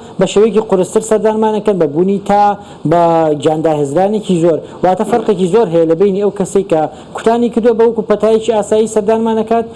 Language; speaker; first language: Central Kurdish; native; Central Kurdish